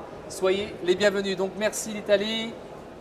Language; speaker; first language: French; non-native, local second language; Arabic